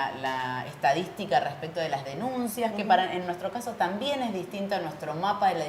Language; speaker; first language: Spanish; native; Spanish